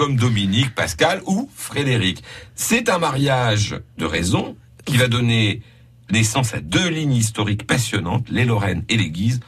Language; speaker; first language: French; native; French